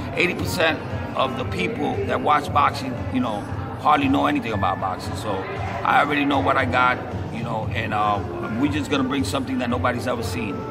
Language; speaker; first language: English; native; English